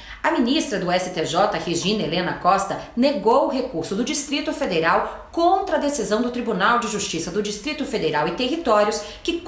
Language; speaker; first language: Portuguese; native; Portuguese